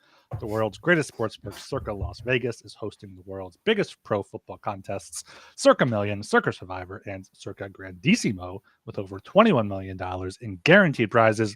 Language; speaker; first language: English; native; English